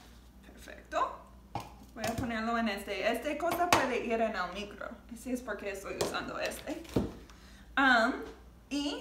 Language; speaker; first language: Spanish; non-native, learner; English